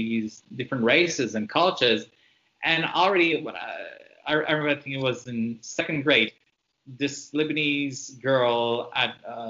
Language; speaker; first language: English; non-native, fluent; French